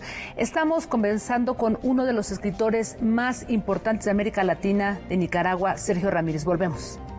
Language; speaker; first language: Spanish; native; Spanish